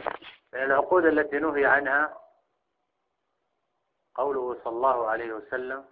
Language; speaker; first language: Arabic; native; Arabic